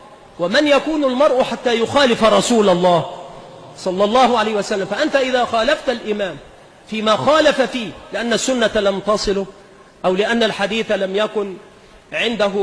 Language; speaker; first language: Arabic; native; Arabic